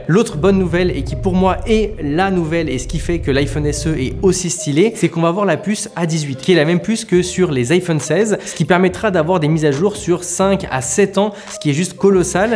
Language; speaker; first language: French; native; French